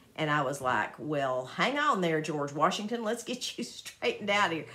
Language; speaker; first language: English; native; English